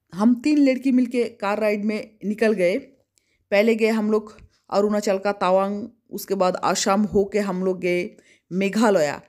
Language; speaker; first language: Hindi; non-native, local second language; Bangla